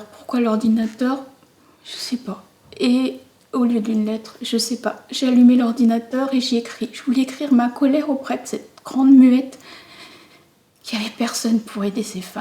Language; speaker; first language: French; native; French